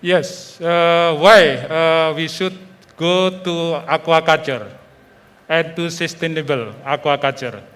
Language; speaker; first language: English; non-native, fluent; Indonesian